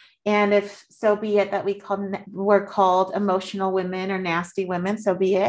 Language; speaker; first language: English; early bilingual, other home language; Spanish